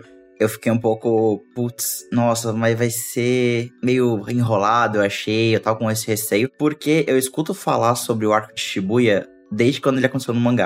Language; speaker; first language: Portuguese; native; Portuguese